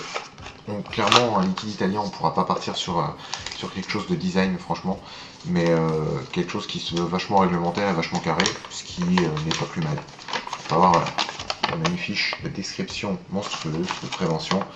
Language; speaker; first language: French; native; French